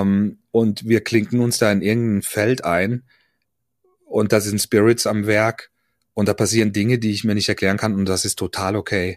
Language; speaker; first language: German; native; German